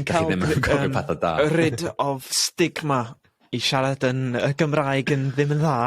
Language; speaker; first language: Welsh; non-native, local second language; English